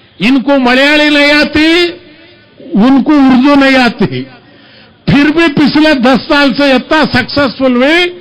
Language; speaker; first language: Urdu; native; Urdu